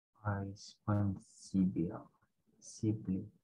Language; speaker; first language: English; non-native, learner; Indonesian